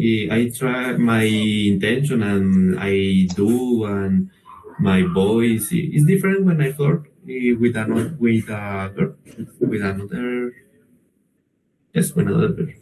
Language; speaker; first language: English; non-native, learner; Spanish